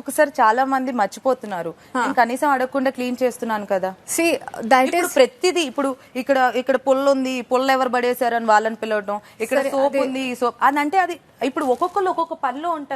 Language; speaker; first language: Telugu; native; Telugu